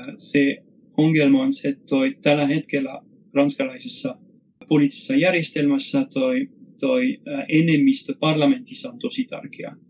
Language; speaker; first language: Finnish; non-native, fluent; French